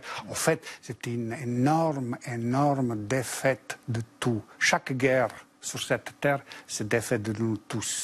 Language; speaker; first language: French; non-native, fluent; Bosnian